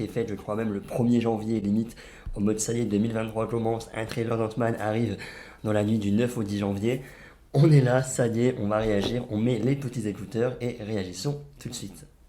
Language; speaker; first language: French; native; French